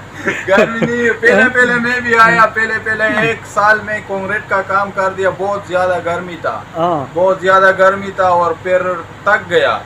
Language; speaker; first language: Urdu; non-native, local second language; Pashto